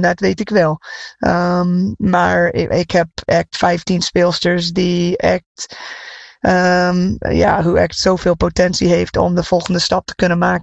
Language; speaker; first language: Dutch; non-native, fluent; English